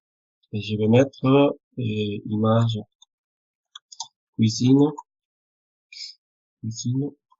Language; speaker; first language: French; non-native, fluent; Spanish